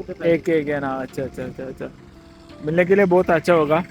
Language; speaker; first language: Hindi; non-native, local second language; Malayalam